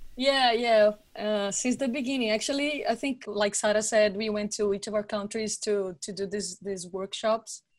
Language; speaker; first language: English; non-native, fluent; Portuguese